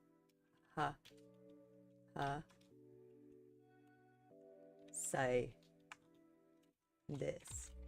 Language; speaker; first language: Japanese; non-native, learner; English